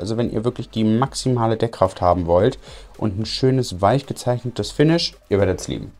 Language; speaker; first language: German; native; German